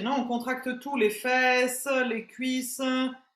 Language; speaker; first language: French; native; French